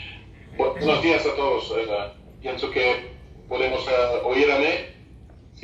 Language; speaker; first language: Spanish; non-native, fluent; French